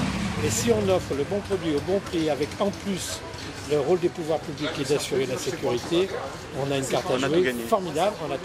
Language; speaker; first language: French; native; French